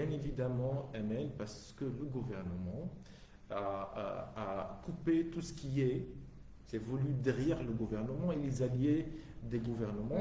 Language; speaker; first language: French; non-native, local second language; Arabic